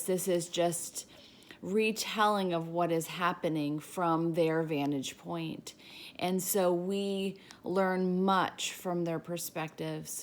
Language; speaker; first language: English; native; English